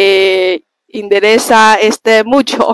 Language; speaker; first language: Spanish; non-native, learner; Chinese